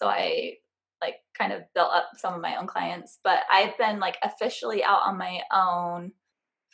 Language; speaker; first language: English; native; English